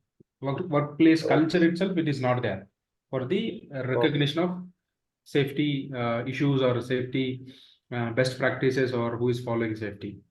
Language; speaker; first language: English; non-native, local second language; Telugu